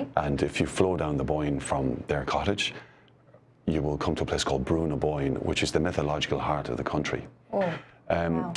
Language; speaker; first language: English; native; English